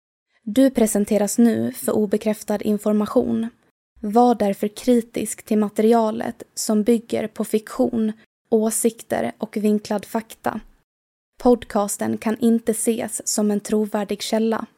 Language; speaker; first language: Swedish; native; Swedish